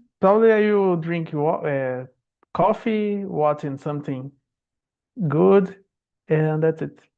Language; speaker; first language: English; non-native, learner; Portuguese